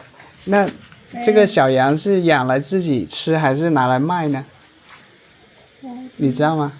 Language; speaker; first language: Chinese; native; Chinese